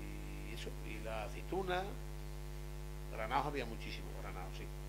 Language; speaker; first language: Spanish; native; Spanish